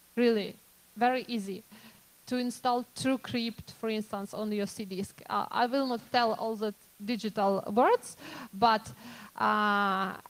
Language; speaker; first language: English; non-native, fluent; Ukrainian